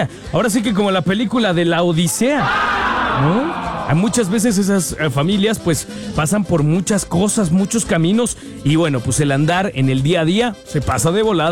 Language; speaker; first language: Spanish; native; Spanish